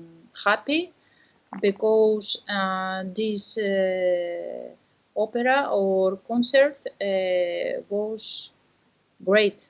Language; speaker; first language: English; non-native, learner; Spanish